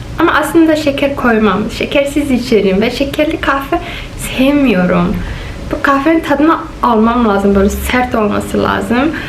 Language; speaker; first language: Turkish; early bilingual, heritage; Turkish